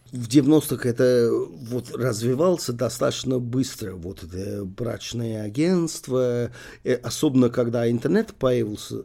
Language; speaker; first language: Russian; non-native, fluent; English